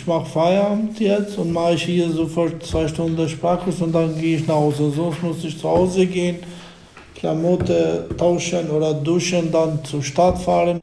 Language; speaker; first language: German; non-native, learner; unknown